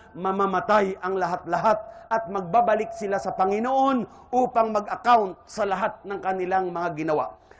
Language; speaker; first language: Filipino; non-native, local second language; Hiligaynon